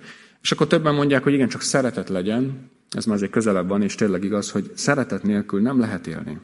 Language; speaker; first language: Hungarian; native; Hungarian